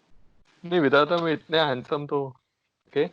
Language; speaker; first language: Hindi; native; Hindi